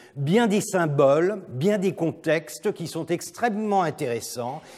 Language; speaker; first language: French; non-native, fluent; Turkish